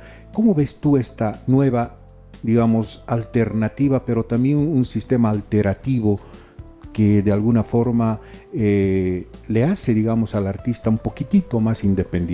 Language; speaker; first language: Spanish; native; Spanish